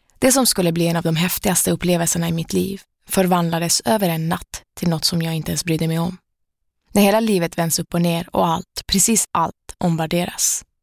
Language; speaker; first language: Swedish; early bilingual, other home language; Persian